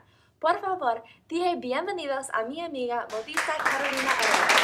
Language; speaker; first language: Spanish; non-native, learner; English